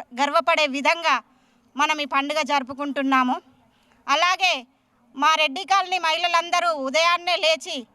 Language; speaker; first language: Telugu; native; Telugu